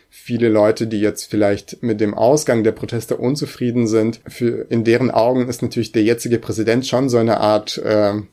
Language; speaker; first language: German; early bilingual, other home language; Russian